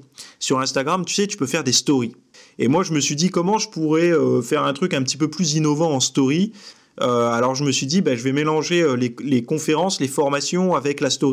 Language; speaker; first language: French; native; French